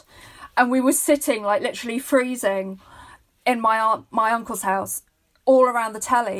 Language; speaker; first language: English; native; English